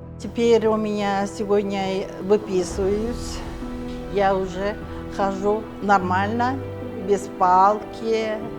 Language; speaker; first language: Russian; non-native, local second language; Kyrgyz